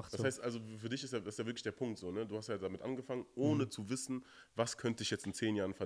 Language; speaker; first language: German; native; German